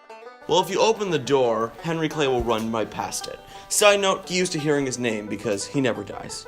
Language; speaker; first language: English; native; English